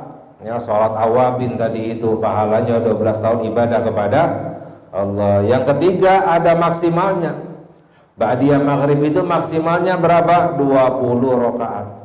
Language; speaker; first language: Indonesian; native; Indonesian